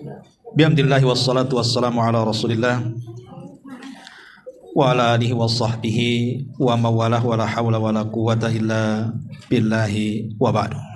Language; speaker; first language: Indonesian; native; Indonesian